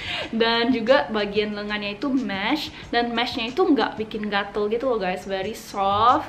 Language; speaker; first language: Indonesian; early bilingual, heritage; Indonesian